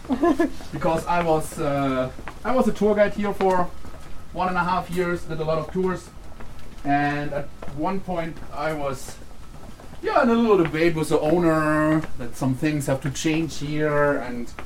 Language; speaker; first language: English; non-native, fluent; German